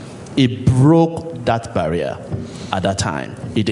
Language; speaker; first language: English; non-native, local second language; Yoruba